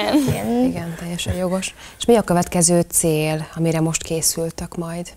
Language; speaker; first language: Hungarian; native; Hungarian